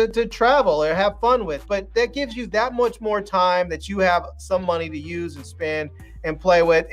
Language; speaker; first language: English; native; English